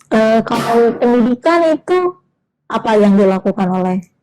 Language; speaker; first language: Indonesian; native; Indonesian